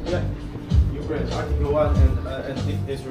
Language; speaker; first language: English; non-native, learner; Chinese